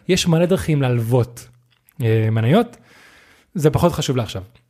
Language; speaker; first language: Hebrew; non-native, fluent; Spanish